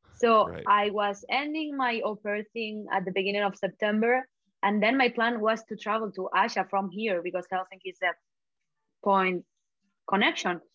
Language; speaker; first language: English; non-native, fluent; Spanish